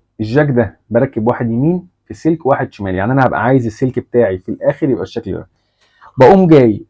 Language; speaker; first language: Arabic; native; Arabic